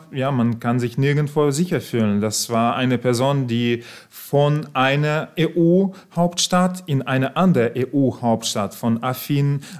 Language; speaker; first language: German; non-native, fluent; Belarusian